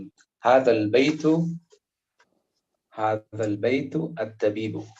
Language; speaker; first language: Arabic; non-native, learner; English